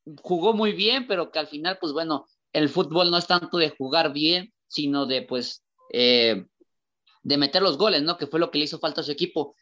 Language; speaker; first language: Spanish; native; Spanish